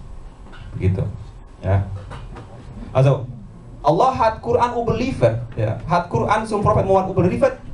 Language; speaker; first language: German; non-native, learner; Indonesian